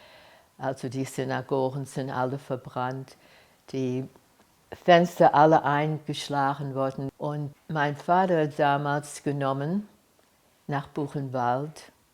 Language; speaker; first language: German; early bilingual, heritage; German